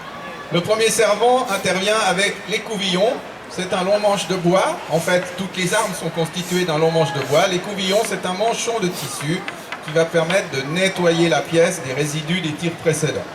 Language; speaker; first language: French; native; French